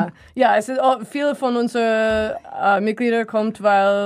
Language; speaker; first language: German; non-native, learner; English